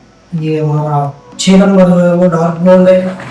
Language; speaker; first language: Hindi; native; Hindi